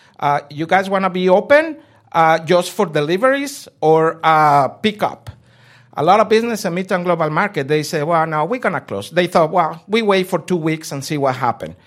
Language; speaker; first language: English; non-native, fluent; Spanish